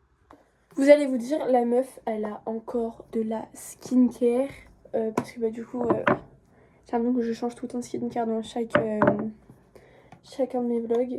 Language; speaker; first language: French; native; French